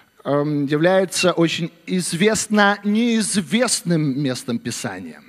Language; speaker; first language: Russian; native; Russian